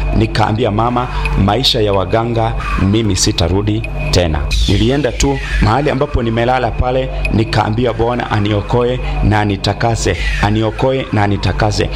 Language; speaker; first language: Swahili; non-native, local second language; Kalenjin